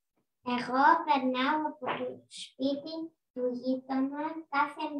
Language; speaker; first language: Greek; non-native, learner; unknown